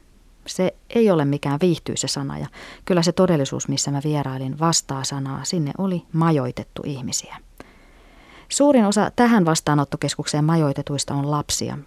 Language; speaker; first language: Finnish; native; Finnish